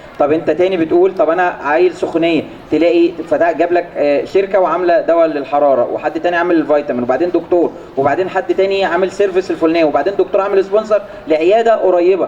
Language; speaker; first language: Egyptian Arabic; native; Egyptian Arabic